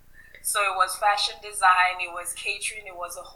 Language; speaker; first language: English; non-native, local second language; Yoruba